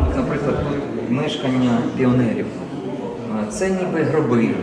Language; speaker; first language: Ukrainian; non-native, local second language; Russian